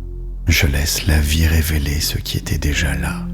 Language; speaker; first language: French; native; French